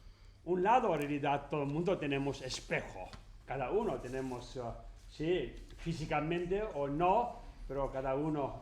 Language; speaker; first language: Spanish; non-native, learner; Tibetan